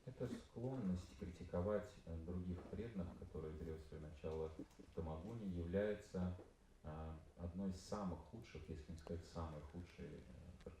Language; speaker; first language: Russian; native; Russian